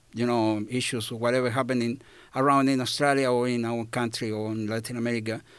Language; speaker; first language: English; non-native, fluent; Spanish